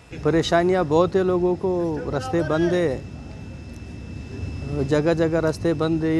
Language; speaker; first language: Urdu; non-native, local second language; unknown